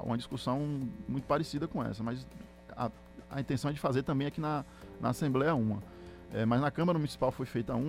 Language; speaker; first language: Portuguese; native; Portuguese